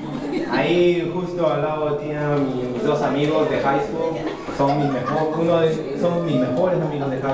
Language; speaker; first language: Spanish; early bilingual, heritage; Spanish